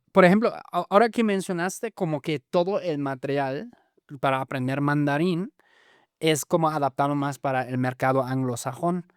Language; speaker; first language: Spanish; non-native, fluent; German